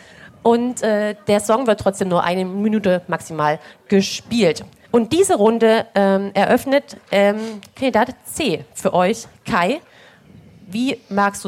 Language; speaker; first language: German; native; German